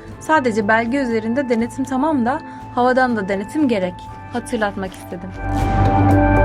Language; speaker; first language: Turkish; native; Turkish